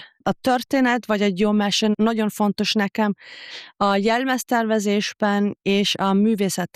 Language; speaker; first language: Hungarian; non-native, fluent; German